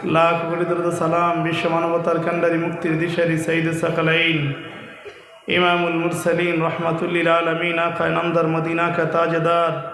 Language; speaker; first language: Bangla; native; Bangla